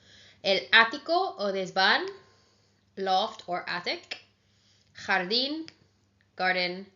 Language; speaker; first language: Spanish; non-native, fluent; English